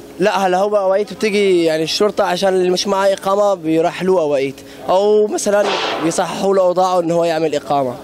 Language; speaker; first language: Arabic; native; Arabic